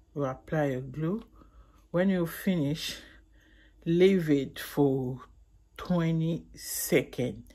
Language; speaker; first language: English; non-native, learner; Lingala